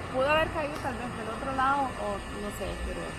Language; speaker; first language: Spanish; native; Spanish